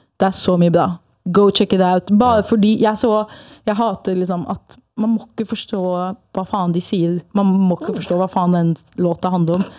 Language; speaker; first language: Norwegian; early bilingual, other home language; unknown